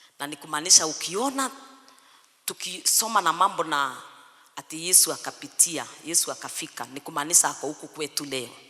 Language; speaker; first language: Swahili; non-native, local second language; Kikuyu